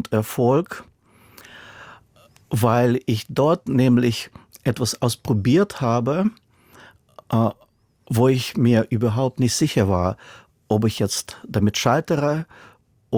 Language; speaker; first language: German; non-native, fluent; Russian